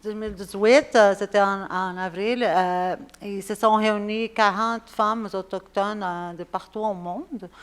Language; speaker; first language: French; non-native, fluent; Spanish